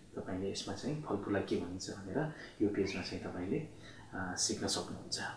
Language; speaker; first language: Nepali; non-native, local second language; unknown